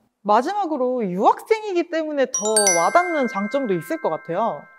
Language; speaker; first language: Korean; native; Korean